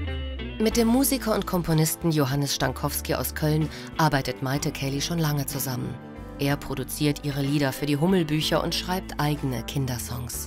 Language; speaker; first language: German; native; German